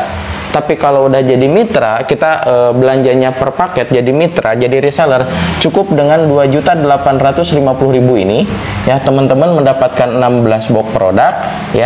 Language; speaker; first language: Indonesian; non-native, local second language; Sundanese